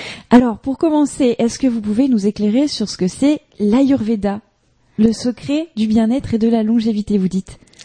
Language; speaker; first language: French; native; French